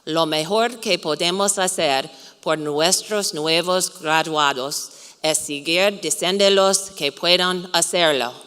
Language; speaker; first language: Spanish; non-native, learner; English